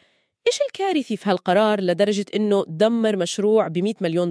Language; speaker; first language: Arabic; native; Arabic